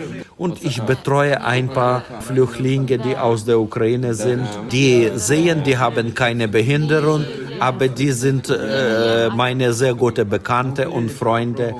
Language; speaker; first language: German; non-native, fluent; Ukrainian